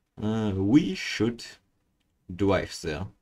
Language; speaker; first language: English; non-native, fluent; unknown